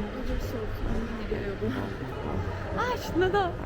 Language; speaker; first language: Korean; non-native, learner; Turkish